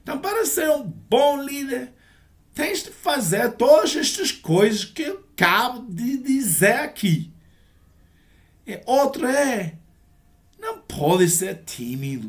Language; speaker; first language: Portuguese; non-native, learner; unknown